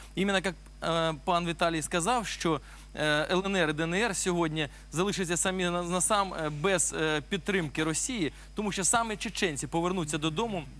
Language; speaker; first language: Ukrainian; native; Ukrainian